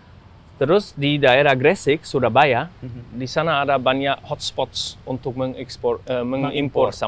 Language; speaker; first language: Indonesian; non-native, fluent; German